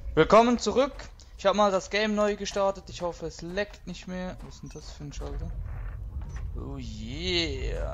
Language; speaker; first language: German; native; German